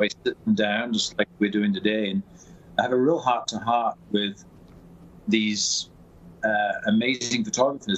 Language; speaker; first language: English; native; English